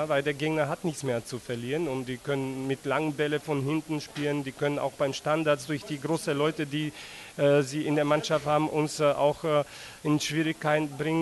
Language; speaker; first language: German; non-native, fluent; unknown